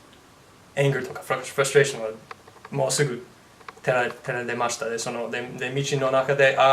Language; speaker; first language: Japanese; non-native, learner; English